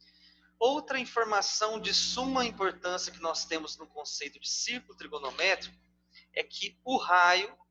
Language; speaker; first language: Portuguese; native; Portuguese